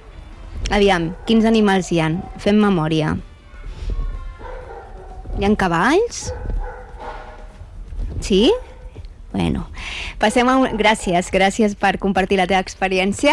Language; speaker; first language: Catalan; native; Catalan